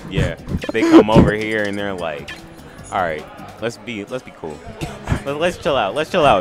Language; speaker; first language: English; native; English